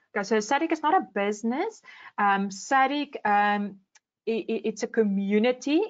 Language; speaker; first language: English; non-native, local second language; Afrikaans